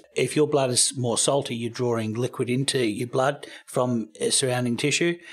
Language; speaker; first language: English; native; English